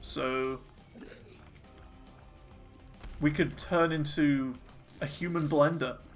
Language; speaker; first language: English; native; English